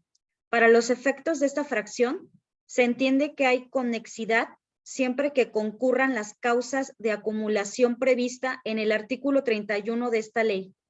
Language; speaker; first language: Spanish; native; Spanish